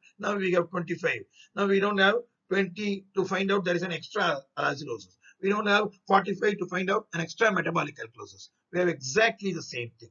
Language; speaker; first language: English; non-native, local second language; Tamil